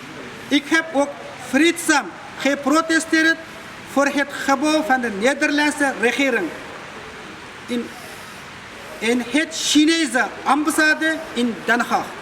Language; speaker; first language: Dutch; non-native, fluent; Uyghur